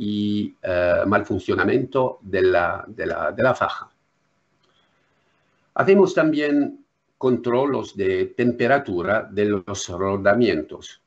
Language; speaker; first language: Spanish; non-native, learner; French